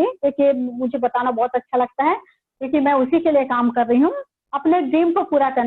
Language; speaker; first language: Hindi; native; Hindi